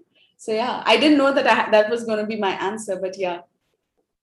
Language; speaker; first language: English; non-native, local second language; Hindi